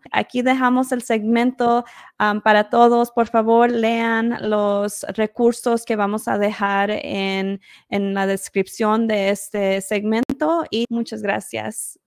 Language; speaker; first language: Spanish; early bilingual, heritage; Spanish